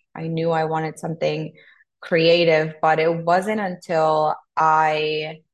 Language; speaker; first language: English; non-native, fluent; Spanish